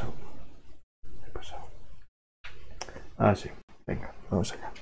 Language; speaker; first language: Spanish; non-native, local second language; Catalan